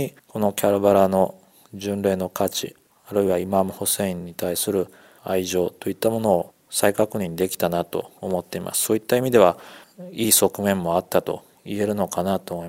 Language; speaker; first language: Japanese; native; Japanese